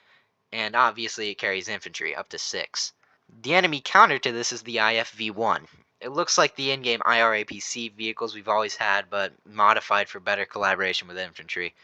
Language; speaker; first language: English; native; English